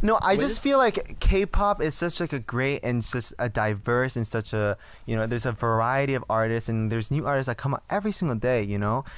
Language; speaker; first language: English; early bilingual, other home language; Korean